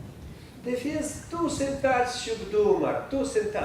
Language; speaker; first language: Swedish; non-native, fluent; Russian